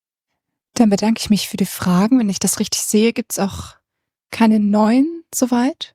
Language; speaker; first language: German; native; German